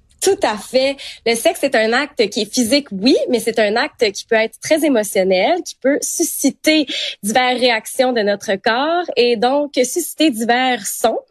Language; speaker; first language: French; native; French